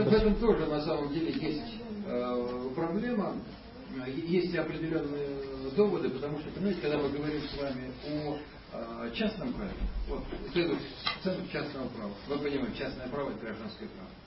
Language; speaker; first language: Russian; native; Russian